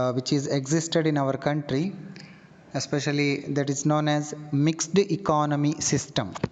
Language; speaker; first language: English; non-native, local second language; Kannada